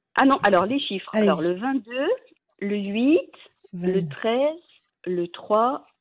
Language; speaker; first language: French; native; French